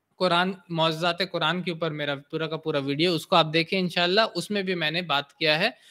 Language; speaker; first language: Hindi; native; Hindi